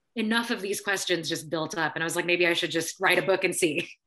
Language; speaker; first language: English; early bilingual, other home language; Filipino